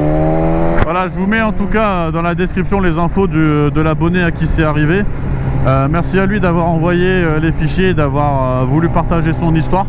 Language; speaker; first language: French; native; French